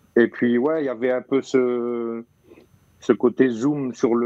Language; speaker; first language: French; native; French